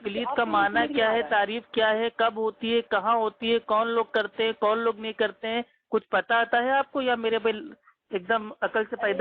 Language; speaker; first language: Hindi; native; Hindi